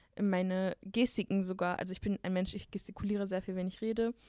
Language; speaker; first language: German; native; German